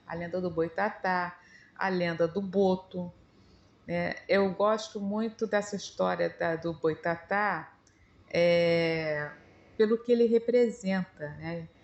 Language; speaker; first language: Portuguese; native; Portuguese